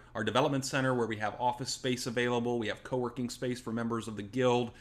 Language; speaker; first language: English; native; English